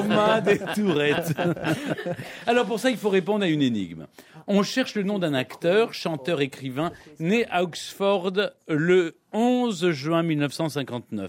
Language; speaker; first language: French; native; French